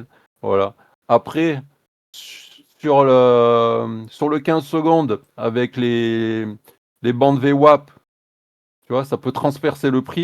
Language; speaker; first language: French; native; French